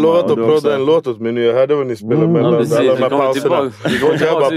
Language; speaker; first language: Swedish; native; Swedish